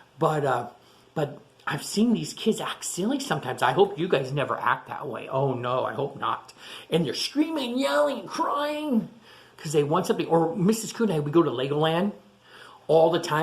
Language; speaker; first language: English; native; English